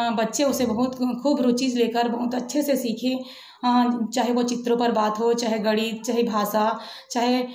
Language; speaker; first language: Hindi; native; Hindi